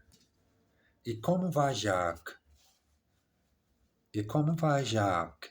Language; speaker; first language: French; non-native, learner; English